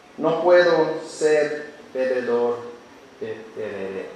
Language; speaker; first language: Spanish; non-native, learner; English